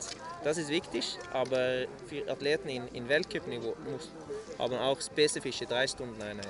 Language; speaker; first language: German; non-native, learner; Norwegian